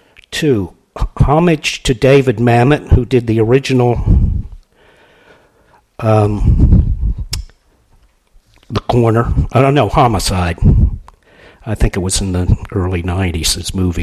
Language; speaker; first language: English; native; English